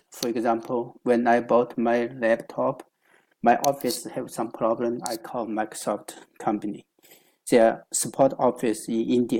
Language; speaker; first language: English; non-native, learner; Chinese